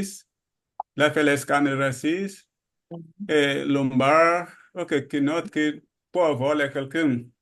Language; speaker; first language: French; non-native, learner; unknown